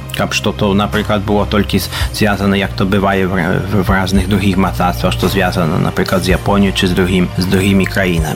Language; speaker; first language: Russian; non-native, learner; Polish